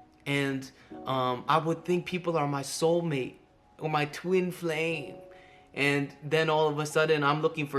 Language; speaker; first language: English; native; English